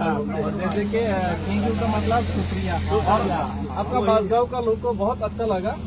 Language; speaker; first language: Hindi; non-native, local second language; Kok Borok